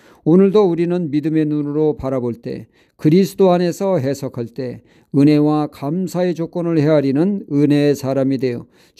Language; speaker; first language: Korean; native; Korean